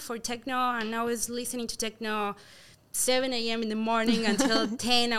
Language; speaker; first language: English; non-native, fluent; Spanish